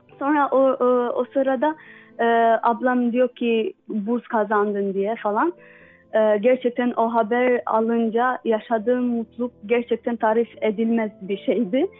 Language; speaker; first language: Turkish; non-native, learner; Albanian